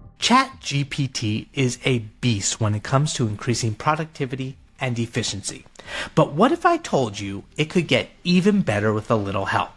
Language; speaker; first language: English; native; English